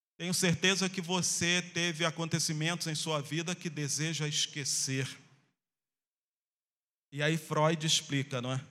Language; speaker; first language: Portuguese; native; Portuguese